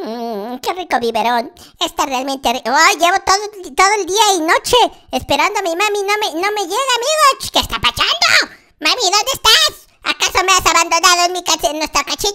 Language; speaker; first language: Spanish; native; Spanish